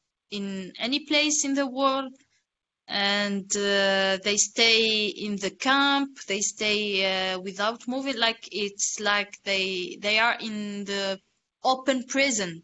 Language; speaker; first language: English; non-native, learner; Arabic